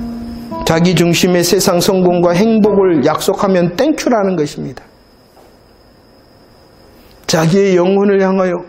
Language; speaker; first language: Korean; native; Korean